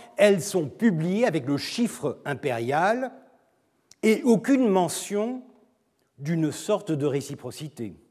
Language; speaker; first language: French; non-native, fluent; Turkish